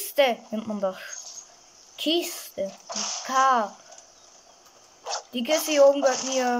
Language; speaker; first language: German; native; German